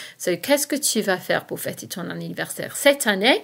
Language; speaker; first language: French; non-native, fluent; English